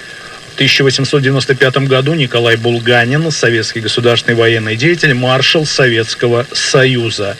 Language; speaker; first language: Russian; native; Russian